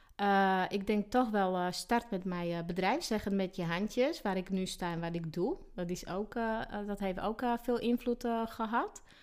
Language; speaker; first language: Dutch; non-native, fluent; Slovak